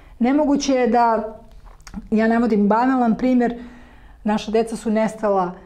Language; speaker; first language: Serbian; native; Serbian